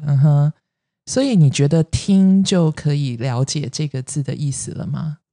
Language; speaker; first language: Chinese; native; Chinese